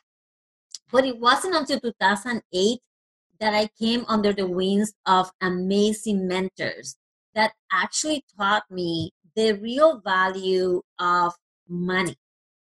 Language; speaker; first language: English; non-native, fluent; Spanish